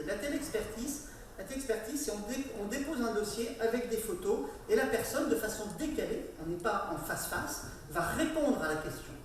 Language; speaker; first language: French; native; French